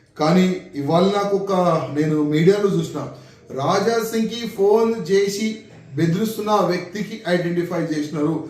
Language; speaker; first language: Telugu; non-native, local second language; Hindi